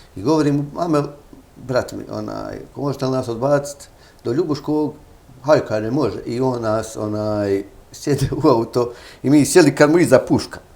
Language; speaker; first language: Bosnian; native; Bosnian